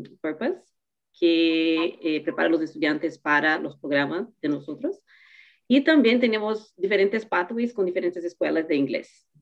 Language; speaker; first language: Spanish; non-native, learner; Portuguese